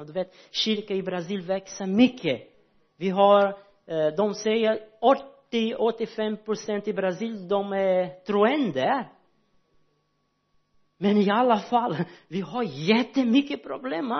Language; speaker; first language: Swedish; non-native, learner; Portuguese